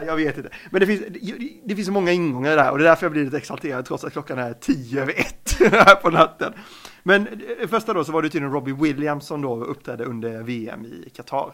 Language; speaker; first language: Swedish; native; Swedish